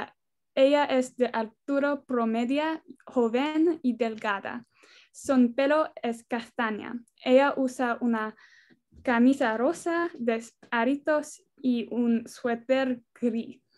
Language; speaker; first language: Spanish; non-native, learner; English